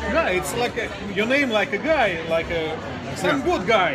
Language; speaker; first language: English; non-native, learner; Russian